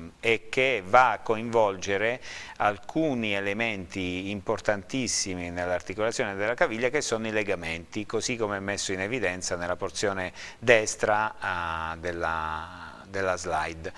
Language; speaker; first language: Italian; native; Italian